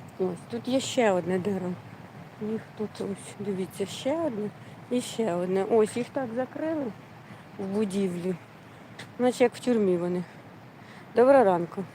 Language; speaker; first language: Ukrainian; native; Ukrainian